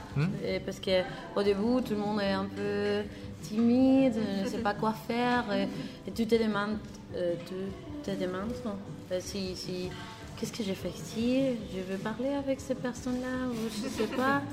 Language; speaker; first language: French; non-native, learner; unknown